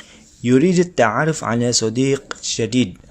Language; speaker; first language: Arabic; non-native, learner; Indonesian